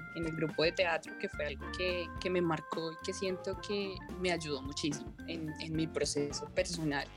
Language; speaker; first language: Spanish; native; Spanish